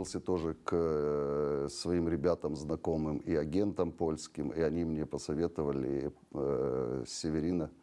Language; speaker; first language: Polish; non-native, learner; Russian